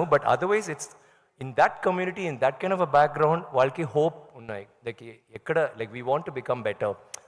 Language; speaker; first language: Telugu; non-native, learner; Tamil